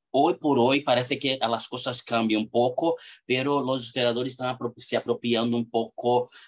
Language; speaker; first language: Spanish; non-native, fluent; Portuguese